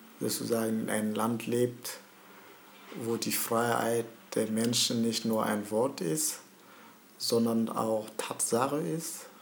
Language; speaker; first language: German; early bilingual, other home language; Mossi